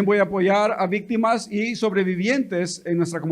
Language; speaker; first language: Spanish; native; Spanish